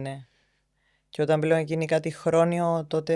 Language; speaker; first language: Greek; native; Greek